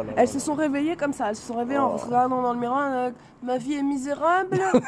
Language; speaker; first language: French; native; French